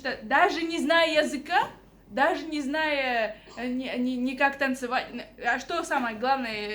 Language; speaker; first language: Russian; native; Russian